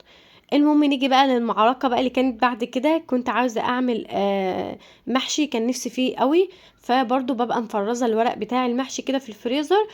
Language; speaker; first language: Arabic; native; Arabic